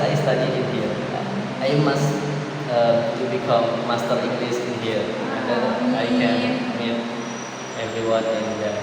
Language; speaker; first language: English; non-native, learner; Indonesian